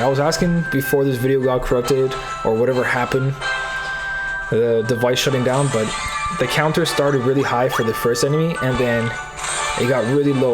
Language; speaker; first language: English; native; English